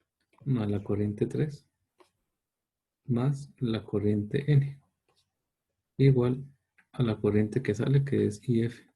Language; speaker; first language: Spanish; native; Spanish